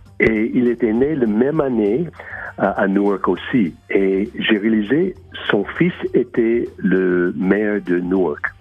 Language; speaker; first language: French; non-native, fluent; English